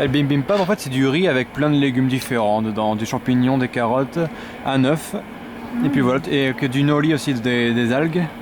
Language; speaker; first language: French; native; French